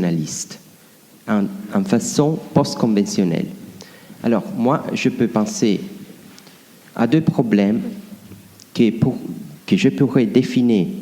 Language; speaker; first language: French; non-native, fluent; Italian